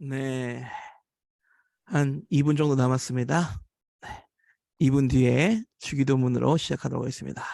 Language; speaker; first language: Korean; native; Korean